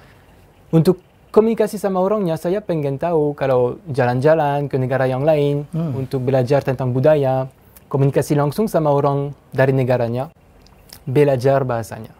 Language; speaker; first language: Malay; non-native, fluent; French